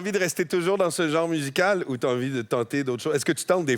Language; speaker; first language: French; native; French